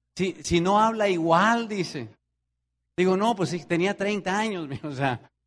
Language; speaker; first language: Spanish; native; Spanish